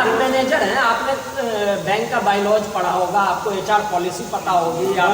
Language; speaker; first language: Hindi; native; Hindi